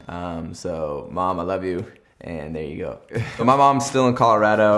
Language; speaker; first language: English; native; English